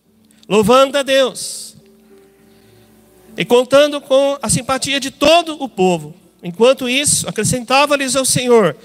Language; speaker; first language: Portuguese; native; Portuguese